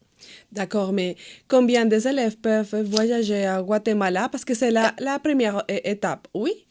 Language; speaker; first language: French; non-native, fluent; Spanish